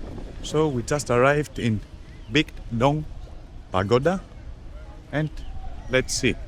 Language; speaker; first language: English; non-native, fluent; Greek